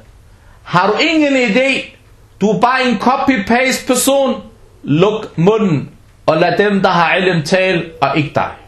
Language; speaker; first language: Danish; early bilingual, other home language; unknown